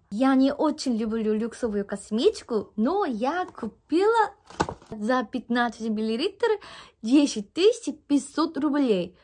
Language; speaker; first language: Russian; non-native, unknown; Korean